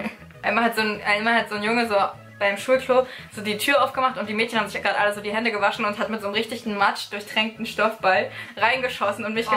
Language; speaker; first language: German; native; German